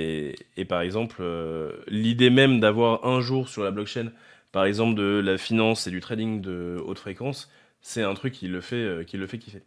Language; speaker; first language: French; native; French